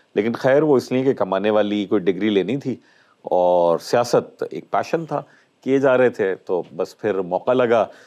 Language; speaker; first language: Urdu; native; Urdu